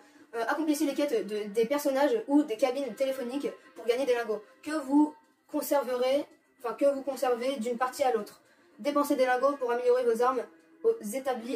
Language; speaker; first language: French; native; French